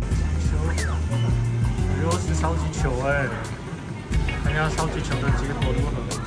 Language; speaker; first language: Chinese; native; Chinese